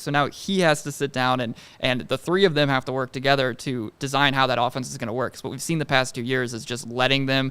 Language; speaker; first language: English; native; English